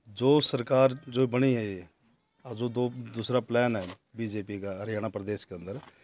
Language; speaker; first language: Hindi; native; Hindi